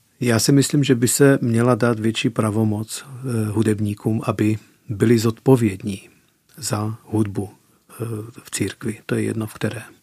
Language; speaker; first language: Czech; early bilingual, heritage; Czech